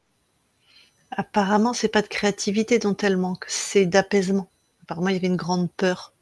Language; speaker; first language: French; native; French